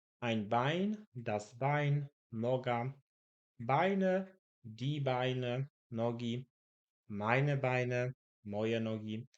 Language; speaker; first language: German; non-native, fluent; Polish